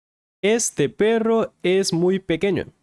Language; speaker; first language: Spanish; non-native, fluent; English